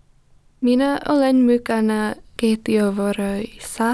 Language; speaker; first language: Finnish; non-native, learner; English